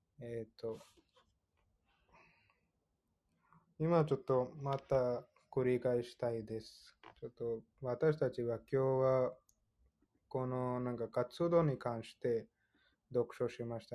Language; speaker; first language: Japanese; non-native, fluent; Hindi